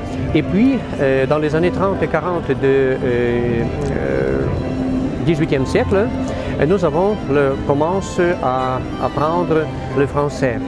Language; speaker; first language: French; non-native, fluent; Ukrainian